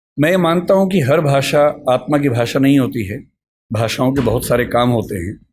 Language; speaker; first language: Hindi; native; Hindi